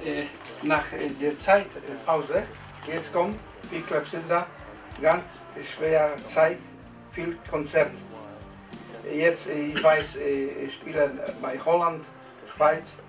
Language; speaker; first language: German; non-native, learner; Polish